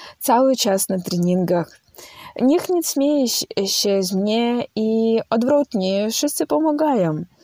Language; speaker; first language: Polish; non-native, learner; Ukrainian